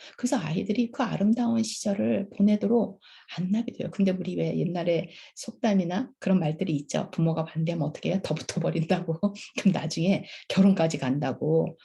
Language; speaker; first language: Korean; native; Korean